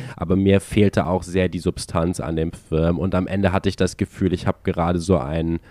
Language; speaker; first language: German; native; German